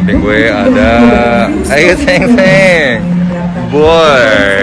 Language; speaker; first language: Indonesian; native; Indonesian